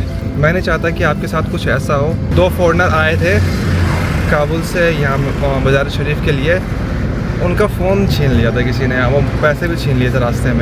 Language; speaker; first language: Hindi; native; Hindi